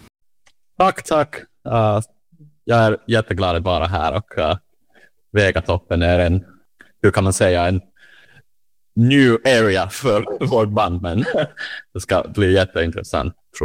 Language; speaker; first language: Swedish; non-native, learner; Finnish